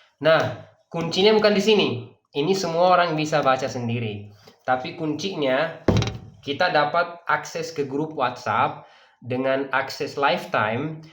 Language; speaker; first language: Indonesian; non-native, fluent; Persian